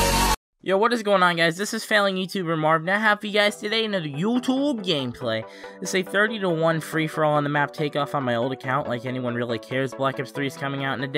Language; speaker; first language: English; native; English